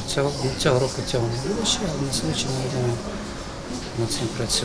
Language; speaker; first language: Ukrainian; native; Ukrainian